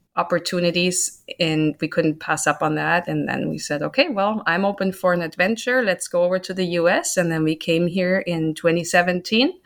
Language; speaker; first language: English; non-native, fluent; German